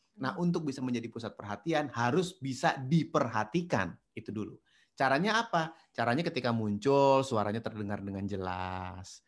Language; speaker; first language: Indonesian; native; Indonesian